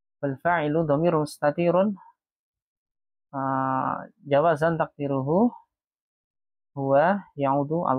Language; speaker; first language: Arabic; non-native, fluent; Indonesian